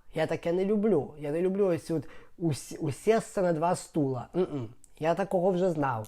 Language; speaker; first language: Ukrainian; native; Ukrainian